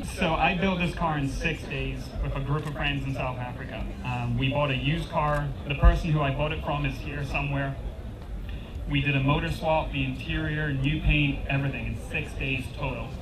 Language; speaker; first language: English; native; English